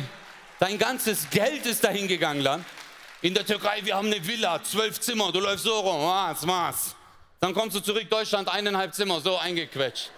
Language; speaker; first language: German; early bilingual, other home language; Turkish